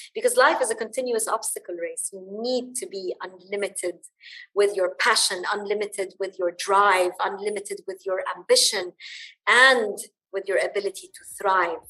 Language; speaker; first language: English; early bilingual, other home language; Arabic